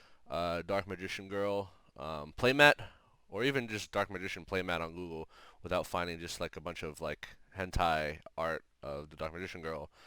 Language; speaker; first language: English; native; English